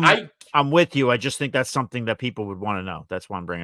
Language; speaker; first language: English; native; English